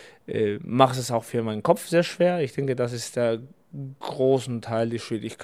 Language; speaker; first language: German; non-native, fluent; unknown